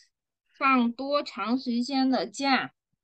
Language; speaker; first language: Chinese; non-native, fluent; Vietnamese